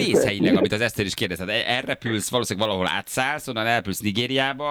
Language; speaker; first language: Hungarian; native; Hungarian